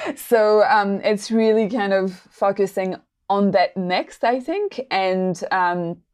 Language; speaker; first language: English; non-native, fluent; French